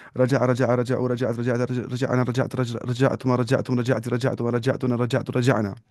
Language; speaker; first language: Urdu; native; Urdu